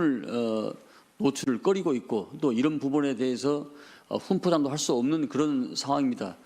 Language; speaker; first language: Korean; native; Korean